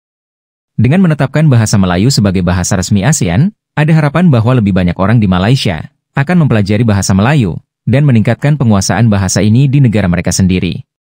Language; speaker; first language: Indonesian; native; Indonesian